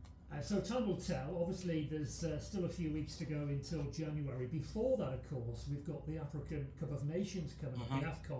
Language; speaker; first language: English; native; English